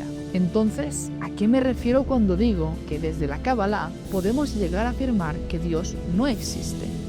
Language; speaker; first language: Spanish; native; Spanish